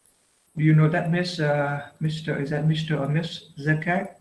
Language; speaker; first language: English; non-native, fluent; Vietnamese